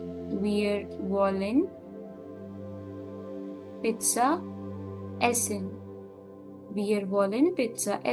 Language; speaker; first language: German; non-native, learner; Hindi